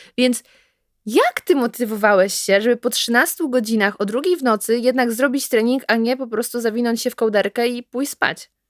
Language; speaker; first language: Polish; native; Polish